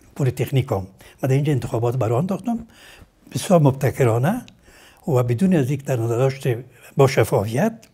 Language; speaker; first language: Persian; native; Persian